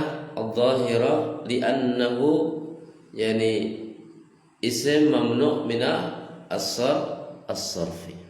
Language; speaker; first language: Arabic; non-native, fluent; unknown